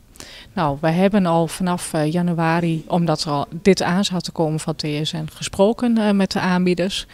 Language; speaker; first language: Dutch; native; Dutch